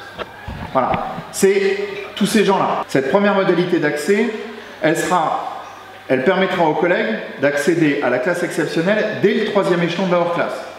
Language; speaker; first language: French; native; French